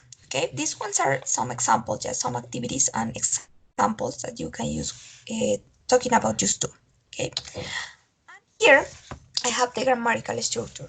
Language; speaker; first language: English; non-native, fluent; Spanish